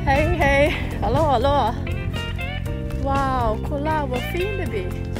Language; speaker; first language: English; non-native, learner; Thai